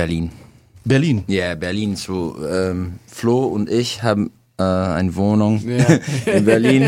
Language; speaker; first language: German; non-native, learner; English